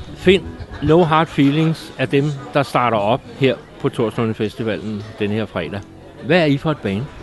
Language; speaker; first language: Danish; native; Danish